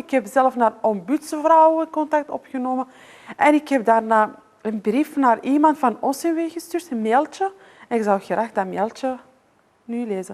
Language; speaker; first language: Dutch; non-native, fluent; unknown